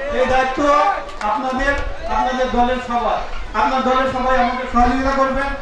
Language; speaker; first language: Bangla; non-native, local second language; Urdu